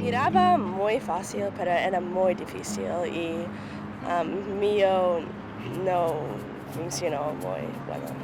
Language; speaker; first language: Spanish; non-native, learner; English